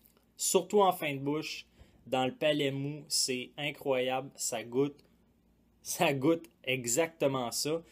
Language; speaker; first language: French; native; French